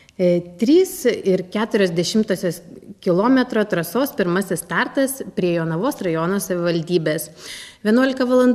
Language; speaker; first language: Lithuanian; native; Lithuanian